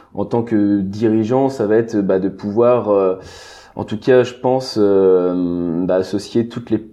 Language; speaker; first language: French; native; French